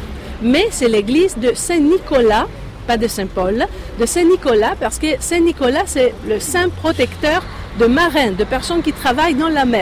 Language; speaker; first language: French; non-native, fluent; Greek